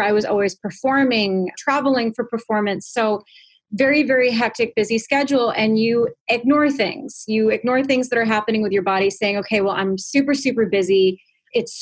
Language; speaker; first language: English; native; English